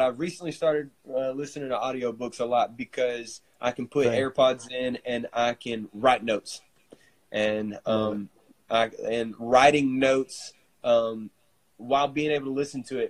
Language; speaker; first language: English; native; English